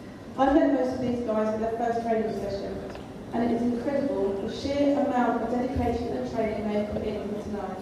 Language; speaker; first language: English; native; English